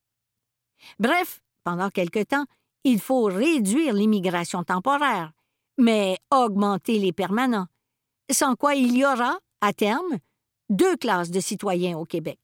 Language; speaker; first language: French; native; French